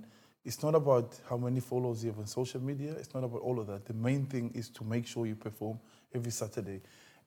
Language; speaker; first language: English; non-native, local second language; Xhosa